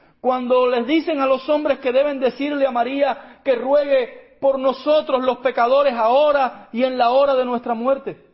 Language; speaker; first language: Spanish; native; Spanish